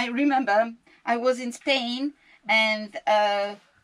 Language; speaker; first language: English; non-native, learner; French